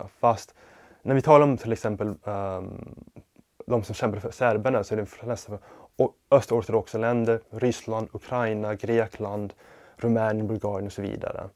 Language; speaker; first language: Swedish; non-native, fluent; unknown